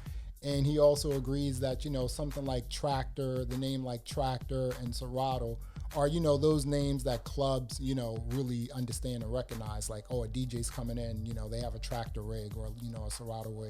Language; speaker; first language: English; native; English